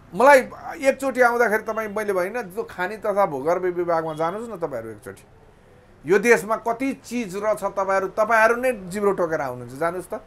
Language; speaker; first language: Nepali; native; Nepali